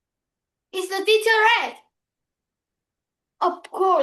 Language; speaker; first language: English; non-native, learner; Vietnamese